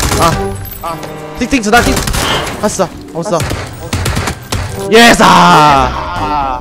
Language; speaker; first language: Chinese; native; Chinese